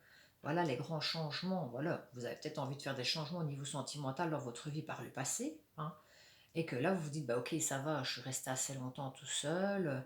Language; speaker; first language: French; native; French